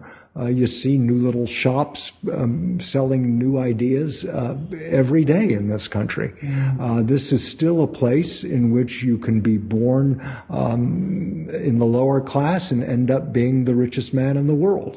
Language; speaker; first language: English; native; English